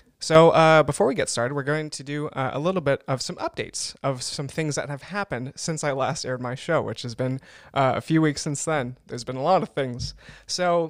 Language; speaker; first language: English; native; English